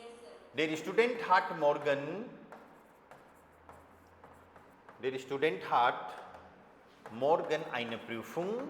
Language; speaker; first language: German; non-native, fluent; Hindi